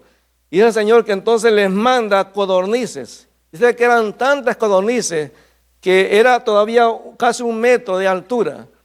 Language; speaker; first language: Spanish; native; Spanish